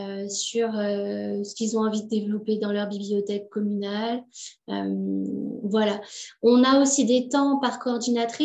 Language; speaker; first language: French; native; French